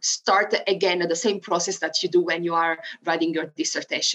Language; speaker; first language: English; non-native, fluent; Italian